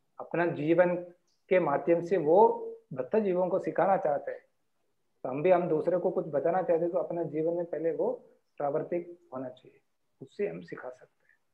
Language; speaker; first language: Hindi; non-native, local second language; Marathi